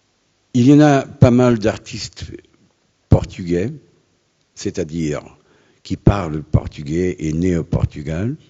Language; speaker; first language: French; non-native, fluent; Portuguese